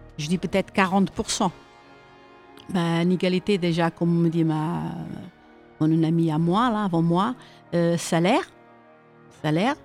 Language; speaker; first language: French; early bilingual, other home language; Portuguese